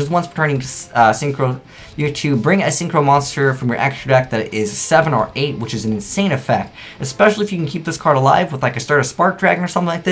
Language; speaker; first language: English; native; English